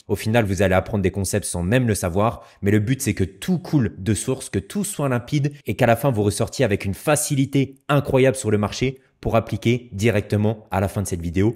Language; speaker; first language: French; native; French